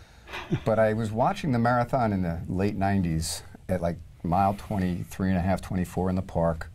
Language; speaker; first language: English; native; English